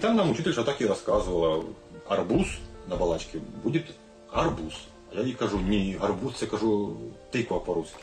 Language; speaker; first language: Russian; non-native, local second language; Ukrainian